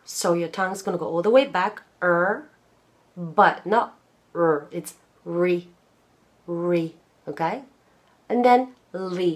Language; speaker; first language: English; non-native, fluent; Japanese